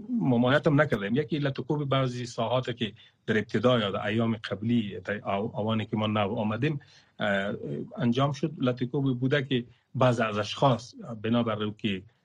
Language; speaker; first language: Persian; non-native, local second language; Pashto